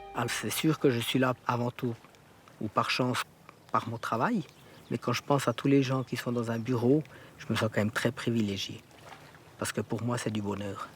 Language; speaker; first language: French; native; French